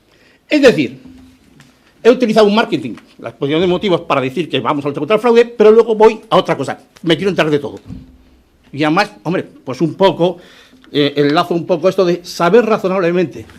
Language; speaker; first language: Spanish; native; Spanish